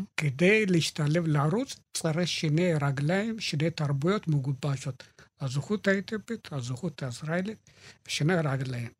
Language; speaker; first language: Hebrew; non-native, fluent; Amharic